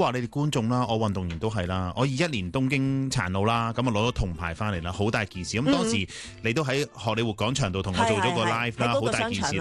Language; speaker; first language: Cantonese; native; Cantonese